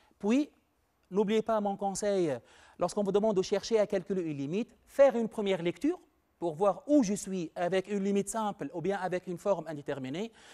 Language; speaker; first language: French; non-native, local second language; Arabic